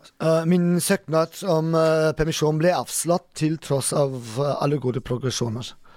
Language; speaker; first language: Norwegian; non-native, learner; German